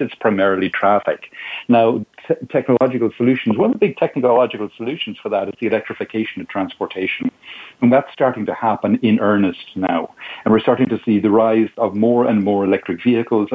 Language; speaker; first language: English; native; English